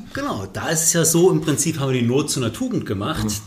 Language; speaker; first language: German; native; German